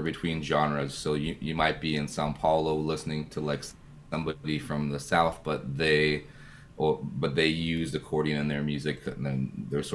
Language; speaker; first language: English; native; English